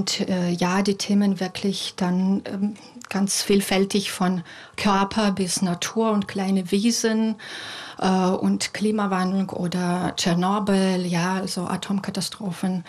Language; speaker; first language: German; non-native, fluent; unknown